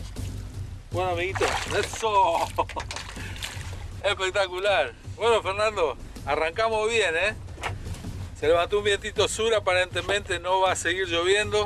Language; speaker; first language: Spanish; native; Spanish